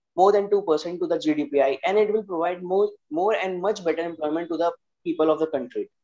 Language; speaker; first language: English; non-native, local second language; Hindi